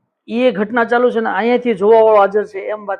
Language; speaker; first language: Gujarati; native; Gujarati